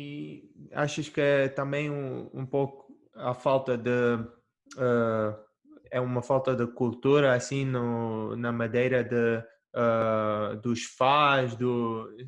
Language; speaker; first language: Portuguese; early bilingual, heritage; Portuguese